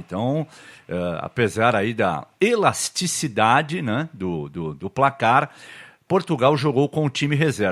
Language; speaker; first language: Portuguese; native; Portuguese